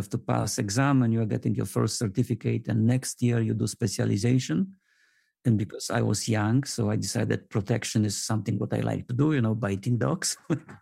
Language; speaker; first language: English; non-native, fluent; Polish